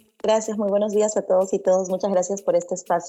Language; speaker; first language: Spanish; native; Spanish